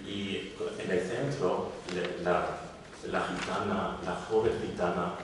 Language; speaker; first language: Spanish; non-native, learner; German